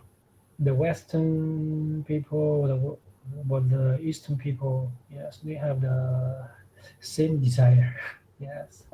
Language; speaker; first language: English; non-native, learner; Chinese